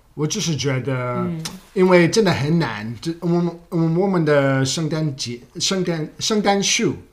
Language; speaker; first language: Chinese; non-native, fluent; English